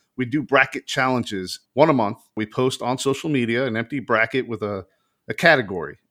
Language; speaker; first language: English; native; English